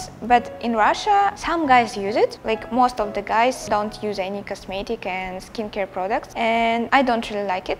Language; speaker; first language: English; non-native, fluent; Russian